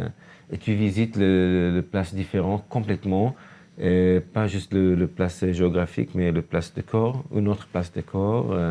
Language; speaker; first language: French; non-native, learner; Hebrew